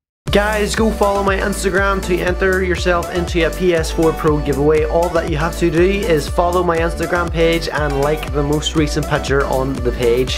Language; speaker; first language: English; native; English